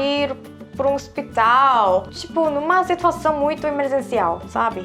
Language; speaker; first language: Portuguese; non-native, fluent; Korean